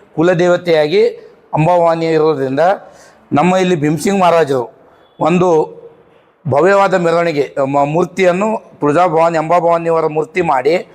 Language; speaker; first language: Kannada; non-native, local second language; Lambadi